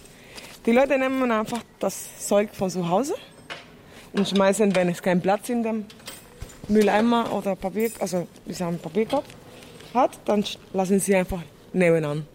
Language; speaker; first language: German; non-native, fluent; Spanish